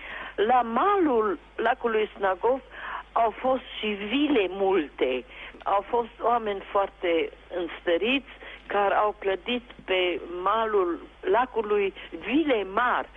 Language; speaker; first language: Romanian; non-native, local second language; German